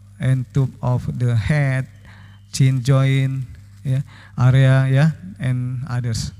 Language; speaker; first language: English; non-native, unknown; Indonesian